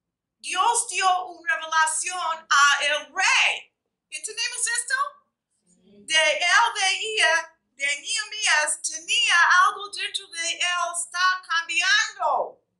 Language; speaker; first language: Spanish; non-native, fluent; English